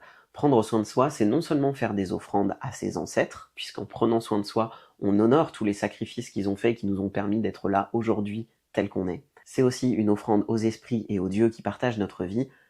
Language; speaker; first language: French; native; French